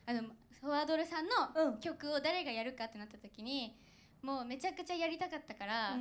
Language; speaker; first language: Japanese; native; Japanese